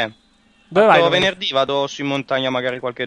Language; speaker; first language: Italian; native; Italian